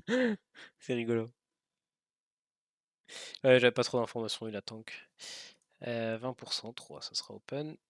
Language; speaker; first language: French; native; French